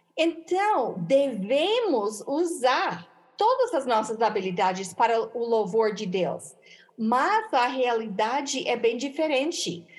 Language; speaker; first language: Portuguese; non-native, fluent; English